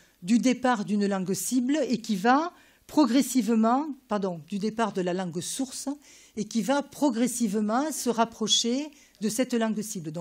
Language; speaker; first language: French; native; French